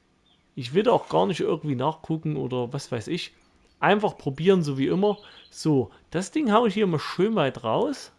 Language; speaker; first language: German; native; German